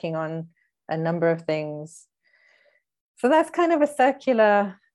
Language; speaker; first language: English; early bilingual, other home language; Hindi